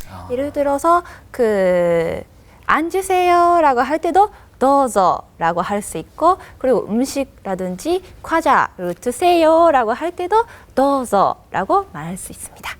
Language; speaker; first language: Korean; non-native, fluent; Japanese